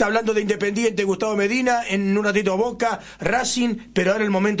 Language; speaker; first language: Spanish; native; Spanish